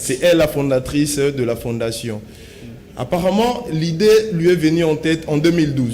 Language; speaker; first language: French; non-native, local second language; Lingala